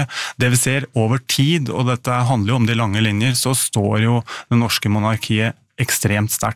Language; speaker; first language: Norwegian; native; Norwegian